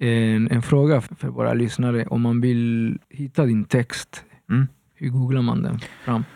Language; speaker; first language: Swedish; non-native, fluent; Spanish